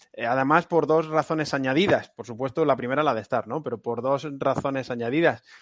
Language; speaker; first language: Spanish; native; Spanish